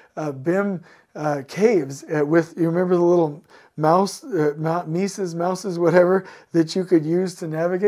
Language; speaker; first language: English; native; English